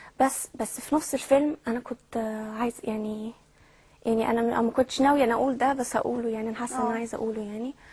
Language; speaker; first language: Arabic; early bilingual, heritage; Arabic